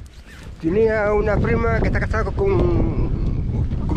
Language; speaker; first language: Spanish; non-native, local second language; Galician